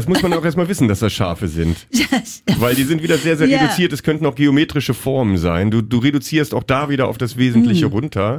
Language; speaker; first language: German; native; German